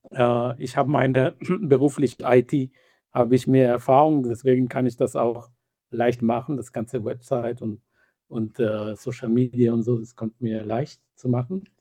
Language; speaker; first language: German; non-native, fluent; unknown